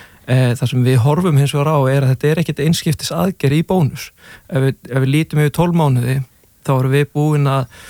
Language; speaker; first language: Icelandic; native; Icelandic